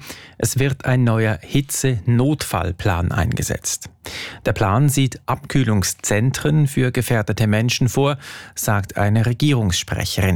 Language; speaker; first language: German; native; German